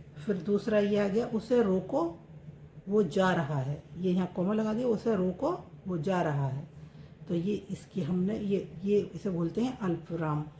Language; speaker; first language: Hindi; native; Hindi